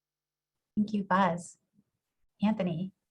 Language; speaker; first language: English; native; English